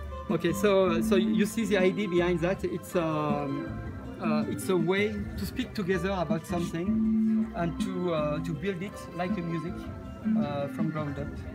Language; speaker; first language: English; non-native, fluent; French